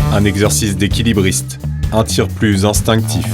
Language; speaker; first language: French; native; French